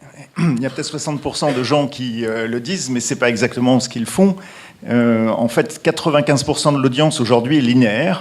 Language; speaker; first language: French; native; French